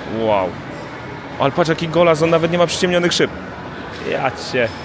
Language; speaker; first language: Polish; native; Polish